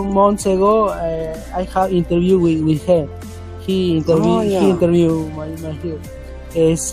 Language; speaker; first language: English; non-native, learner; Spanish